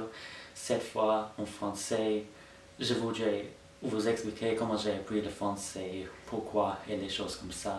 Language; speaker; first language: French; non-native, fluent; English